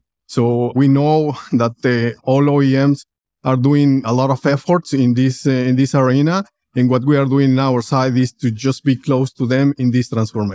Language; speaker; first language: English; non-native, fluent; Spanish